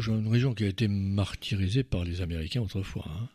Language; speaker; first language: French; native; French